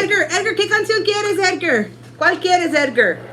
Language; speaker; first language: Spanish; early bilingual, other home language; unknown